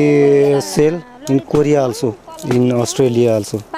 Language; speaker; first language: English; non-native, learner; Nepali